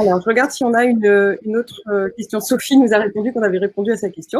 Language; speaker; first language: French; native; French